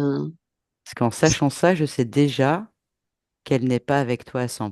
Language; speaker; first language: French; native; French